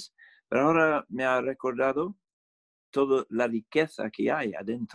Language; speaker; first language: Spanish; non-native, learner; English